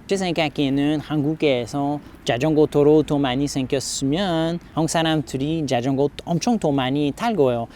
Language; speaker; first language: Korean; non-native, learner; English